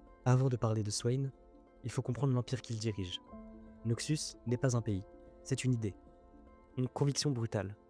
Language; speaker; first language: French; native; French